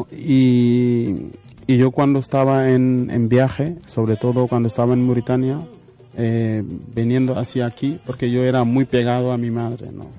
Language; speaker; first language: Spanish; non-native, fluent; Wolof